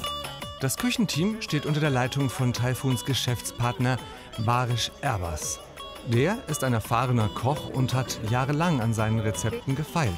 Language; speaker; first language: German; native; German